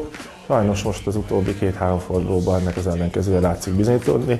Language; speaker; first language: Hungarian; native; Hungarian